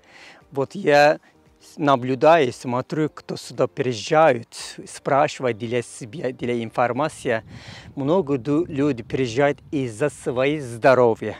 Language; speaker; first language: Russian; non-native, fluent; Turkish